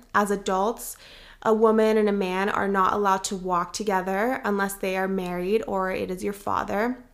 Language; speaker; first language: English; early bilingual, other home language; Persian